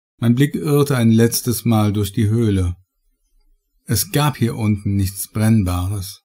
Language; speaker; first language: German; native; German